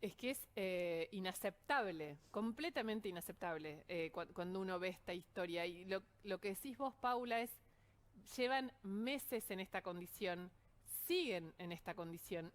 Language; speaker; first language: Spanish; native; Spanish